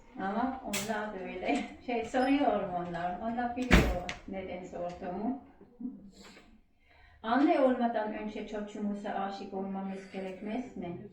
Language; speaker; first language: Turkish; non-native, learner; German